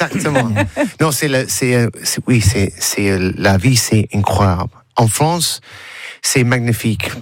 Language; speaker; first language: French; non-native, learner; English